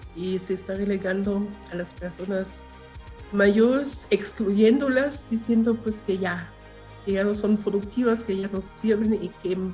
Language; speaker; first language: Spanish; non-native, fluent; German